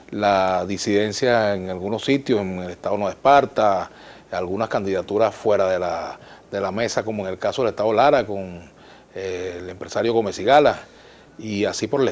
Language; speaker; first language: Spanish; native; Spanish